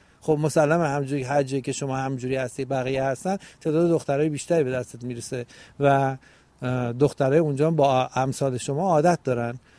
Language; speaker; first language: Persian; native; Persian